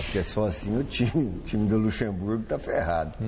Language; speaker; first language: Portuguese; native; Portuguese